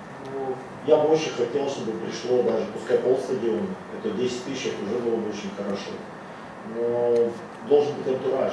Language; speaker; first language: Russian; native; Russian